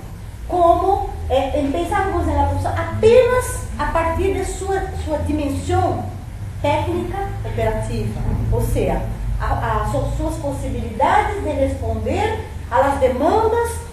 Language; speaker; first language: Spanish; non-native, fluent; Portuguese